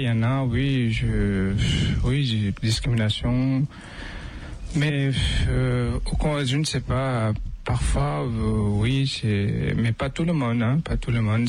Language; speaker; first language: French; non-native, fluent; Tibetan